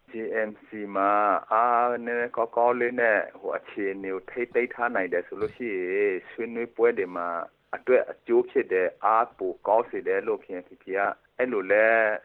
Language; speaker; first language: Burmese; non-native, local second language; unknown